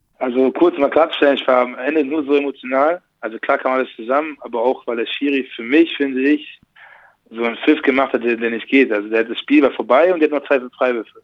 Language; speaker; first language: German; early bilingual, other home language; French